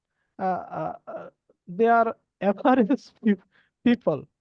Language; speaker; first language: English; non-native, learner; Bangla